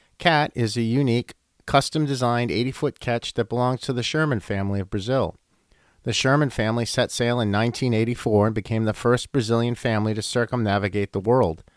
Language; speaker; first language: English; native; English